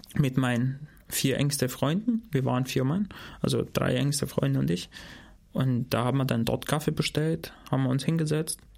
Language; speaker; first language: German; non-native, fluent; Albanian